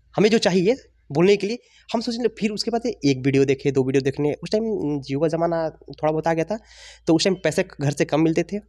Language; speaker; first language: Hindi; native; Hindi